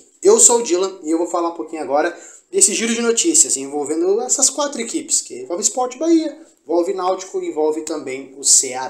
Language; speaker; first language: Portuguese; native; Portuguese